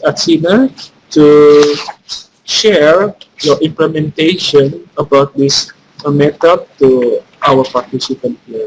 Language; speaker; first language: English; non-native, fluent; Indonesian